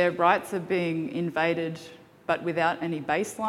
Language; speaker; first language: English; native; English